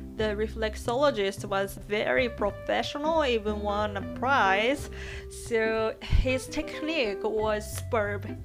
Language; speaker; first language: English; non-native, fluent; Japanese